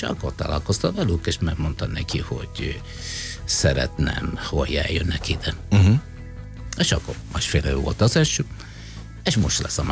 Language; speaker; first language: Hungarian; non-native, fluent; Italian